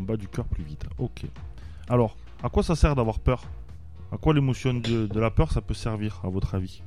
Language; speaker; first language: French; native; French